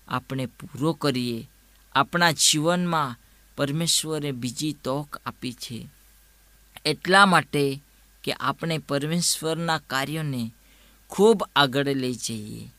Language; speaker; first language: Gujarati; non-native, local second language; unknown